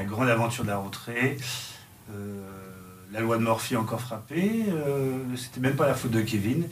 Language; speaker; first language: French; native; French